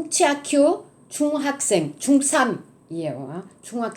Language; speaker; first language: Korean; non-native, learner; French